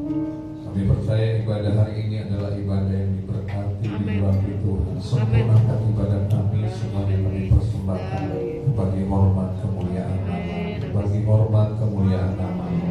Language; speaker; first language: Indonesian; native; Indonesian